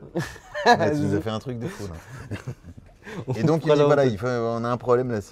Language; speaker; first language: French; native; French